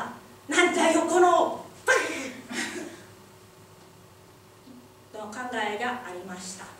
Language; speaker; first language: Japanese; non-native, learner; Indonesian